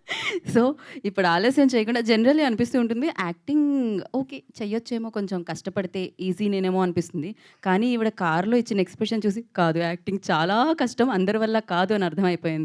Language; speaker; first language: Telugu; native; Telugu